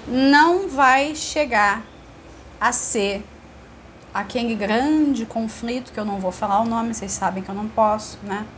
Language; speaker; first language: Portuguese; native; Portuguese